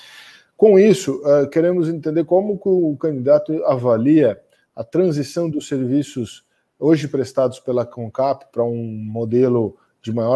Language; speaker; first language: Portuguese; native; Portuguese